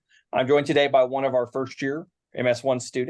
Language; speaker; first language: English; native; English